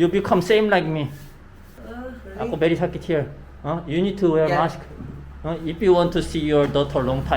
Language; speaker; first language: English; non-native, learner; Korean